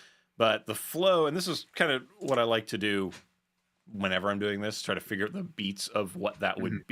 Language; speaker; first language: English; native; English